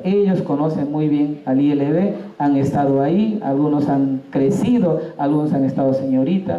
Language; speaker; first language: Spanish; native; Spanish